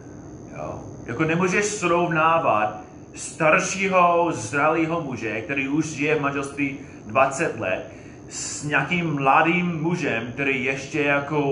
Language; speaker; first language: Czech; non-native, fluent; English